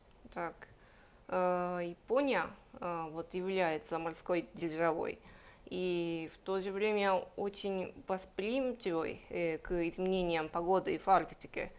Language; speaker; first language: Russian; non-native, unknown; Japanese